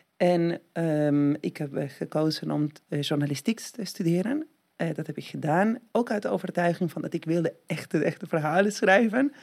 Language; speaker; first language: Dutch; non-native, fluent; Spanish